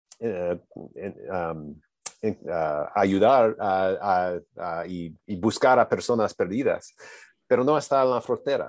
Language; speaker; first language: Spanish; non-native, learner; English